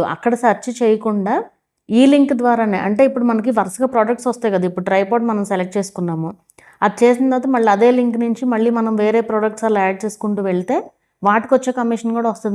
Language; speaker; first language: Telugu; native; Telugu